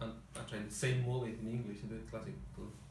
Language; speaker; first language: English; non-native, learner; Spanish